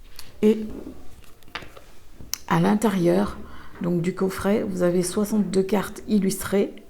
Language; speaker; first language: French; native; French